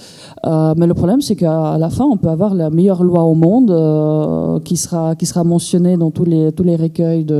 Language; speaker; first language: French; native; French